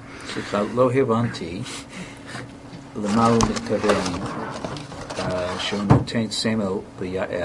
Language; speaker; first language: Hebrew; non-native, fluent; English